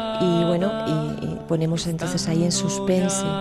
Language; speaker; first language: Spanish; native; Spanish